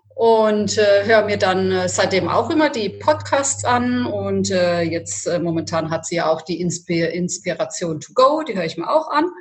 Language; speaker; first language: German; early bilingual, other home language; Italian